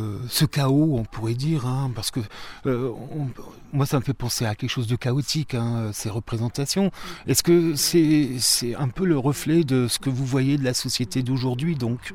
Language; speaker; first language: French; native; French